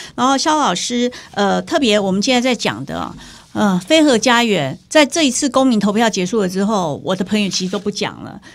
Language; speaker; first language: Chinese; native; Chinese